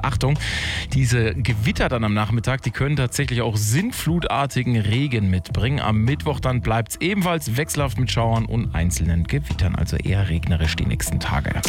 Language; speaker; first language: German; native; German